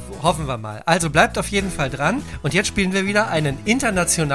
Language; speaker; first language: German; native; German